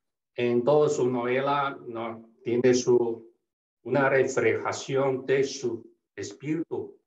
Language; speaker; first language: Spanish; non-native, fluent; Chinese